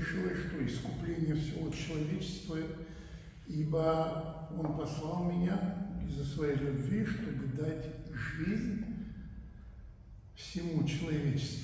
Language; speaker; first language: Russian; native; Russian